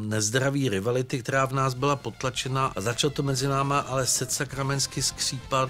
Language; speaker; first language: Czech; native; Czech